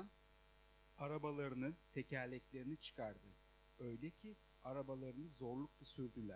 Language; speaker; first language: Turkish; native; Turkish